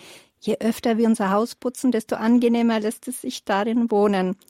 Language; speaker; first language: German; native; German